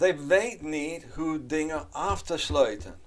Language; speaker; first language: Dutch; non-native, fluent; English